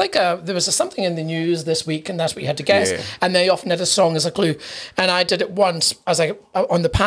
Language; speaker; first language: English; native; English